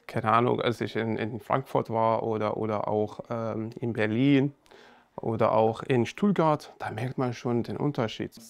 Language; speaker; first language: German; non-native, fluent; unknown